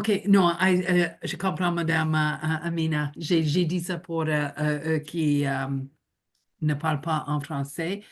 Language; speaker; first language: French; non-native, local second language; English